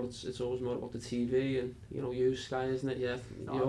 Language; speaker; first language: English; native; English